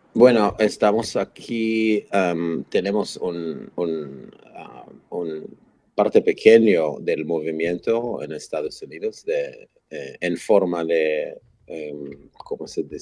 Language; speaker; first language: Spanish; non-native, fluent; Hebrew